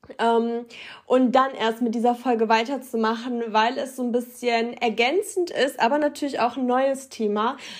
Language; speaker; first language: German; early bilingual, other home language; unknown